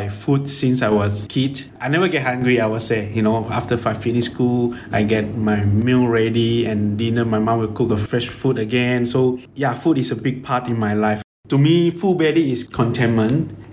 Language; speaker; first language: English; non-native, local second language; Chinese